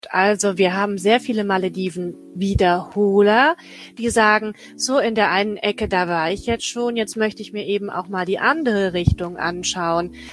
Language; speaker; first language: German; native; German